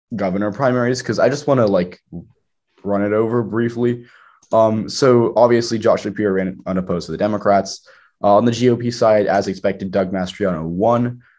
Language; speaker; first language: English; native; English